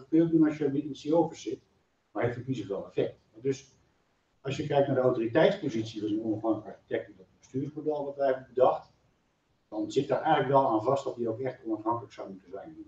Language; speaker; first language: Dutch; native; Dutch